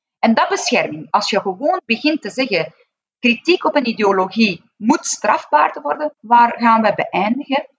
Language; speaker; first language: Dutch; non-native, fluent; Persian